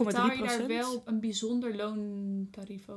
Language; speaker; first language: Dutch; native; Dutch